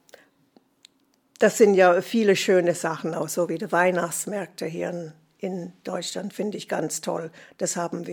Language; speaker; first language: German; non-native, fluent; English